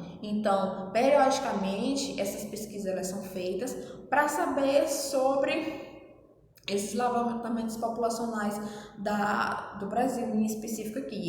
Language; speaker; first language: Portuguese; native; Portuguese